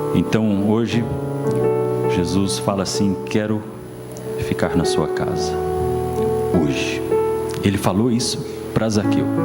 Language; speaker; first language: Portuguese; native; Portuguese